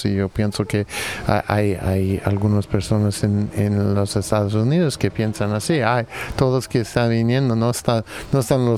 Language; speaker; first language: Spanish; non-native, fluent; English